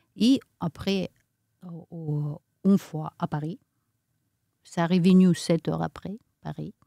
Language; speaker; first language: French; non-native, fluent; Romanian